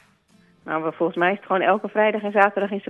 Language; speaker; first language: Dutch; native; Dutch